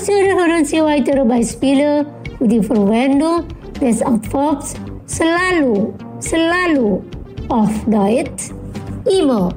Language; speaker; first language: German; non-native, fluent; Indonesian